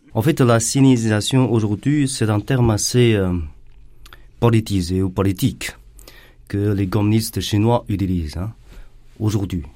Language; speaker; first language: French; non-native, fluent; Chinese